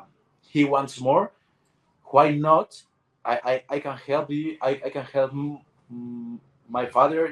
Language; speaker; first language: English; non-native, learner; Spanish